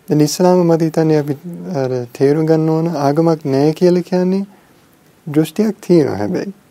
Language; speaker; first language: Sinhala; non-native, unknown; English